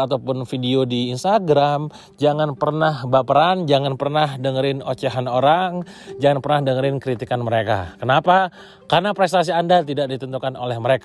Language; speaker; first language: Indonesian; native; Indonesian